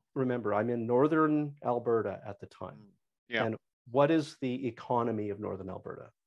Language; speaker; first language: English; native; English